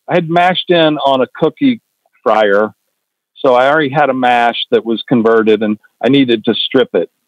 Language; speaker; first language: English; native; English